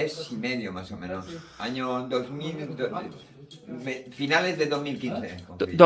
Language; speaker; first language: Spanish; native; Spanish